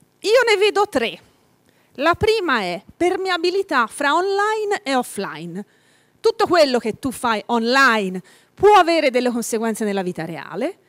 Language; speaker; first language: Italian; native; Italian